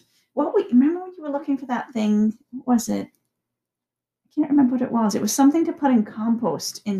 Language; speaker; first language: English; native; English